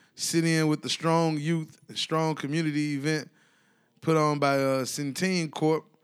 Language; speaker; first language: English; native; English